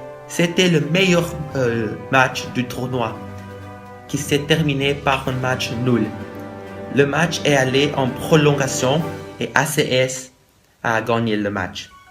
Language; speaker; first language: French; non-native, learner; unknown